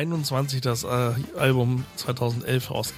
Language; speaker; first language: German; native; German